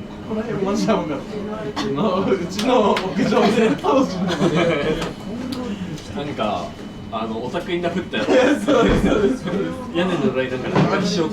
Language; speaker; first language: Japanese; native; Japanese